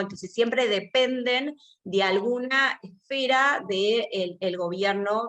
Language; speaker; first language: Spanish; native; Spanish